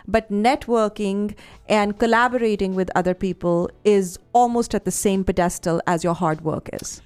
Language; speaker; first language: English; non-native, local second language; Punjabi